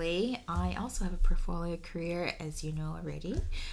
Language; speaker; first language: English; early bilingual, other home language; Spanish